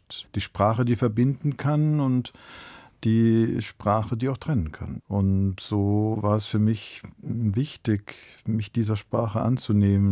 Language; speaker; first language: German; early bilingual, other home language; Italian